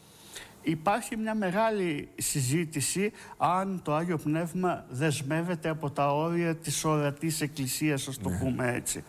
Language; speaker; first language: Greek; native; Greek